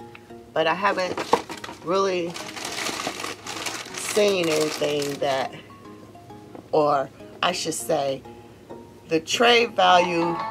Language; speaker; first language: English; native; English